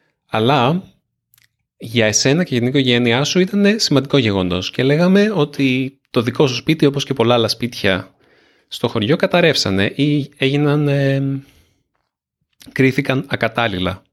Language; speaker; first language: Greek; native; Greek